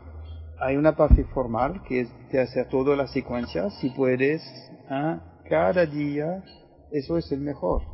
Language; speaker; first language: Spanish; non-native, fluent; French